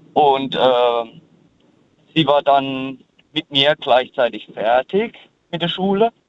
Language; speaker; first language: German; early bilingual, heritage; German